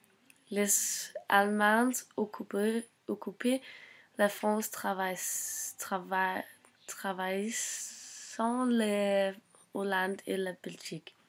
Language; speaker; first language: French; non-native, learner; Norwegian